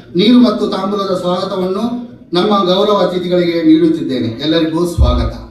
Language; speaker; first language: Kannada; non-native, local second language; Konkani